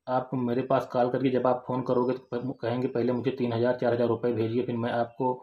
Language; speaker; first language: Hindi; native; Hindi